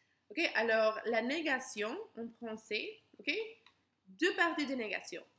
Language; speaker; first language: French; non-native, learner; English